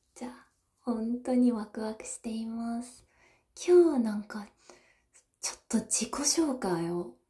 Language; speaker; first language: Japanese; non-native, learner; English